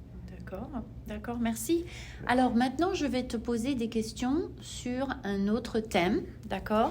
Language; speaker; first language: French; non-native, fluent; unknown